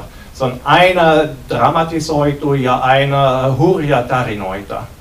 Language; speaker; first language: Finnish; non-native, learner; German